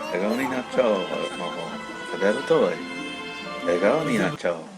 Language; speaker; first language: Japanese; non-native, learner; English